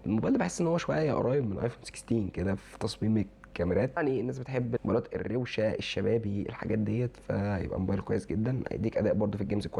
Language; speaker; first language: Arabic; native; Arabic